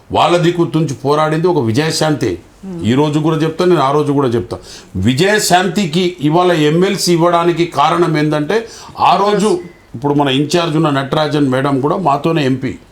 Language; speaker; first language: Telugu; non-native, local second language; Lambadi